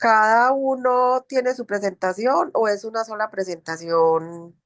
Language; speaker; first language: Spanish; native; Spanish